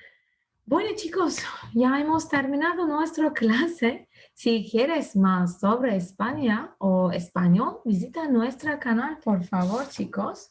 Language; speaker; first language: Spanish; non-native, fluent; Turkish